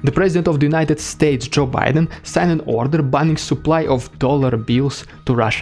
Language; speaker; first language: English; non-native, fluent; Russian